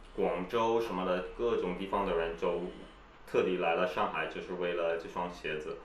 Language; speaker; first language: Chinese; early bilingual, heritage; Chinese